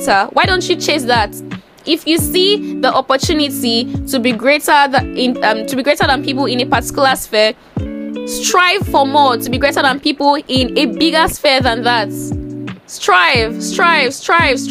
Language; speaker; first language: English; non-native, local second language; Yoruba